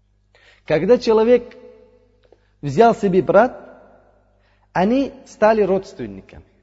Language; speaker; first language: Russian; non-native, fluent; Uzbek